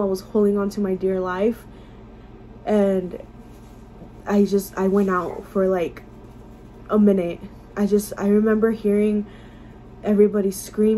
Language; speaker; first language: English; early bilingual, other home language; Spanish